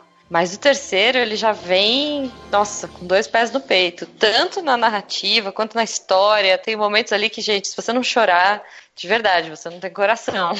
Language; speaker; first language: Portuguese; native; Portuguese